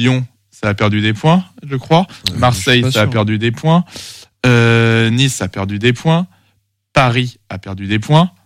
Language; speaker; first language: French; native; French